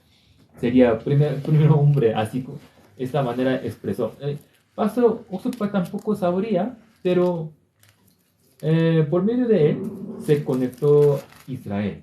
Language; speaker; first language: Spanish; non-native, learner; Korean